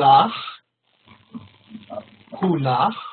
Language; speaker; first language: Hebrew; non-native, learner; German